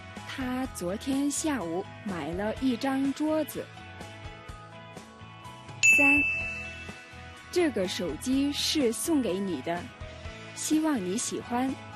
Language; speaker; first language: Chinese; non-native, fluent; Mongolian